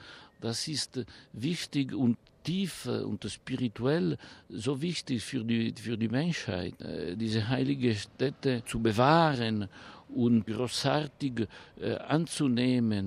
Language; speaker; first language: German; non-native, fluent; Italian